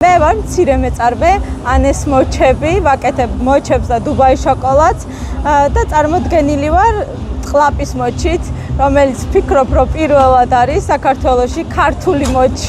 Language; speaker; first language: Georgian; native; Georgian